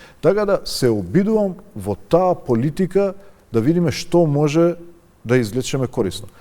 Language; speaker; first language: Macedonian; non-native, local second language; Albanian